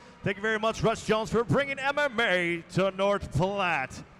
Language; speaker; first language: English; native; English